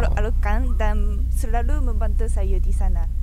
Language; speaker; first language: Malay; non-native, fluent; Japanese